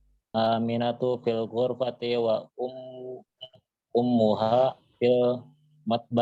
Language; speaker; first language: Arabic; non-native, learner; Indonesian